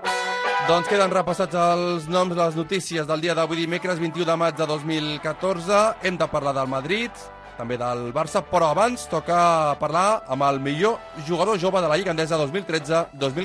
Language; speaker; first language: Catalan; native; Catalan